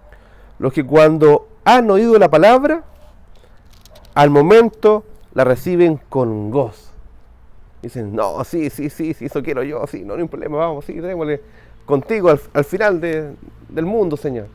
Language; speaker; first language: Spanish; native; Spanish